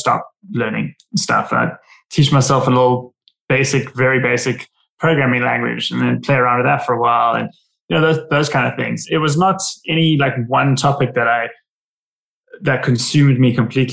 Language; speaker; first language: English; native; English